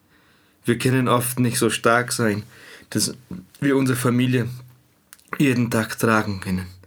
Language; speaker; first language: German; non-native, fluent; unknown